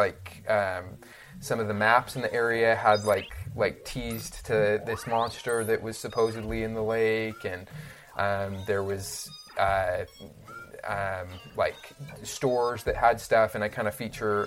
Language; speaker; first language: English; native; English